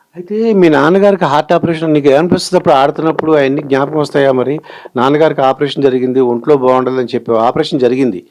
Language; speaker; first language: Telugu; native; Telugu